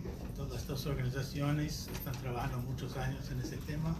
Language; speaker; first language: Spanish; non-native, fluent; English